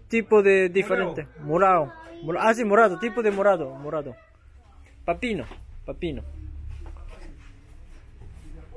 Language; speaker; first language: Spanish; non-native, learner; Japanese